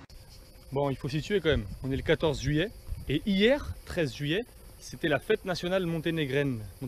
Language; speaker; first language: French; native; French